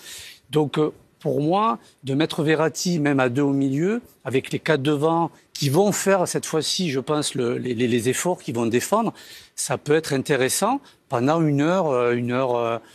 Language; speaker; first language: French; native; French